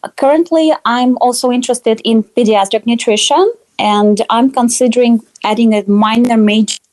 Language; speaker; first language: English; non-native, fluent; Russian